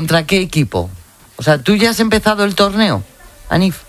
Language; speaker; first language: Spanish; native; Spanish